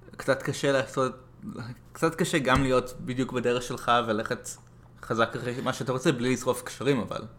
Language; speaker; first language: Hebrew; non-native, fluent; English